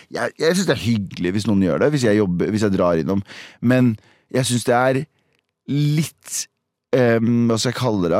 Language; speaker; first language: Norwegian; early bilingual, other home language; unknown